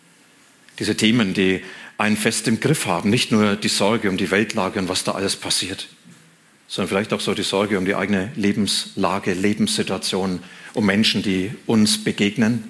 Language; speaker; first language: German; native; German